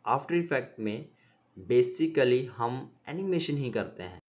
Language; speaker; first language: Hindi; native; Hindi